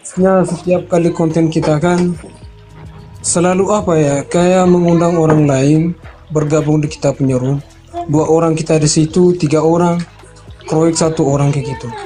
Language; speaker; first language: Indonesian; native; Indonesian